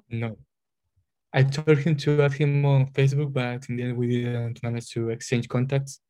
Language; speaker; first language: English; non-native, fluent; Spanish